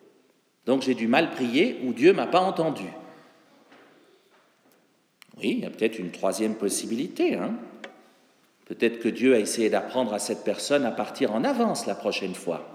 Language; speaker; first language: French; native; French